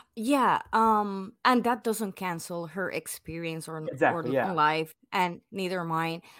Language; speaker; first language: English; non-native, fluent; Spanish